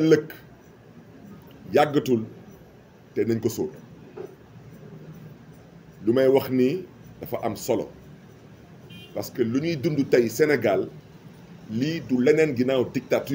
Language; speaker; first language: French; non-native, local second language; Wolof